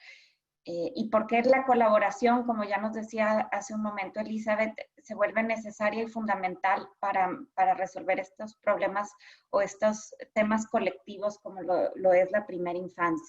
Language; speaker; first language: Spanish; native; Spanish